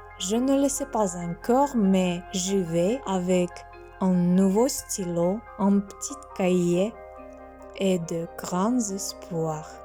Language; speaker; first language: French; non-native, learner; Russian